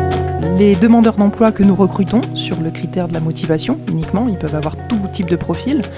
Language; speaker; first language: French; native; French